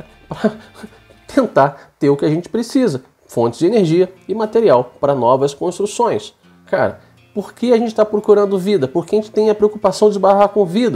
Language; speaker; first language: Portuguese; native; Portuguese